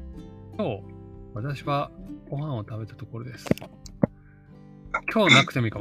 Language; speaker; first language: Japanese; native; Japanese